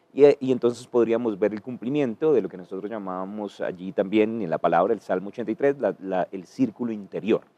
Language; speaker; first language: Spanish; native; Spanish